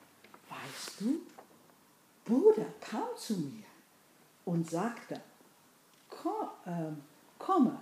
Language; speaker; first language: German; non-native, fluent; English